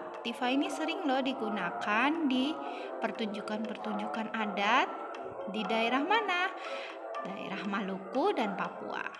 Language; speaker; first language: Indonesian; native; Indonesian